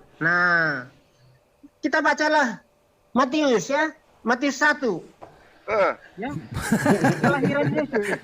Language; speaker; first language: Indonesian; native; Indonesian